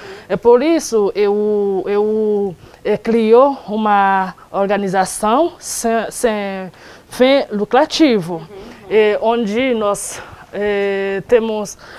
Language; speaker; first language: Portuguese; non-native, learner; Haitian Creole